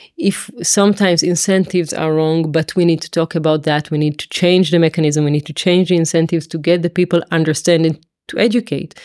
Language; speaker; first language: English; non-native, fluent; Hebrew